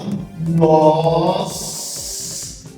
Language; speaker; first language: Portuguese; non-native, fluent; Haitian Creole